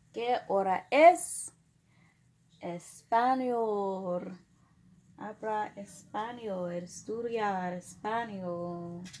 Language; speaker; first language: Spanish; non-native, learner; English